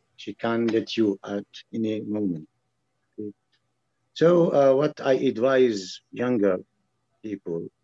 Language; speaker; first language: English; non-native, learner; French